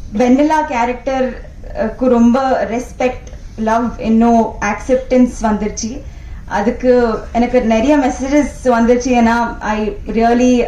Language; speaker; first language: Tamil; non-native, learner; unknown